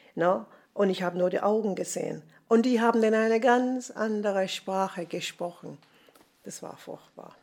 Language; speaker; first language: German; non-native, fluent; Jamaican Creole English